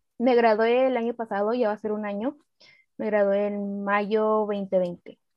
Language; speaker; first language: Spanish; native; Spanish